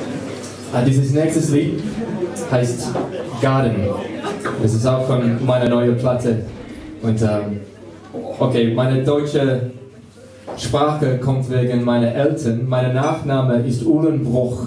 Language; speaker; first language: German; early bilingual, heritage; English